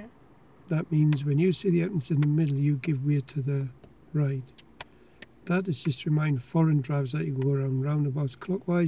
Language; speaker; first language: English; native; English